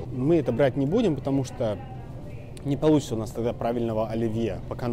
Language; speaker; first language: Russian; native; Russian